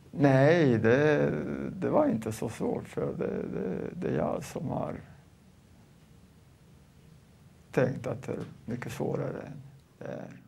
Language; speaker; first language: Swedish; non-native, fluent; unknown